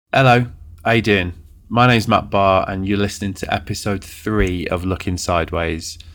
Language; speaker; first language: English; native; English